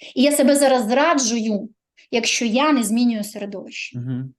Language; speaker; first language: Ukrainian; non-native, local second language; Russian